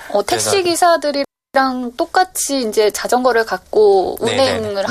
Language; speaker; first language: Korean; native; Korean